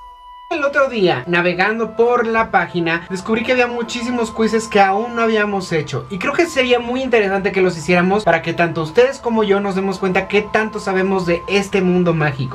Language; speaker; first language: Spanish; native; Spanish